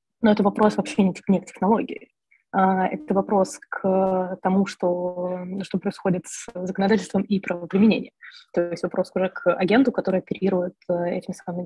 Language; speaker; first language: Russian; native; Russian